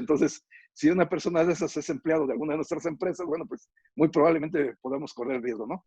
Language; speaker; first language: Spanish; native; Spanish